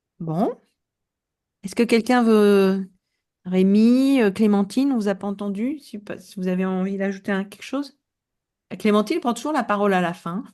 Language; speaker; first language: French; native; French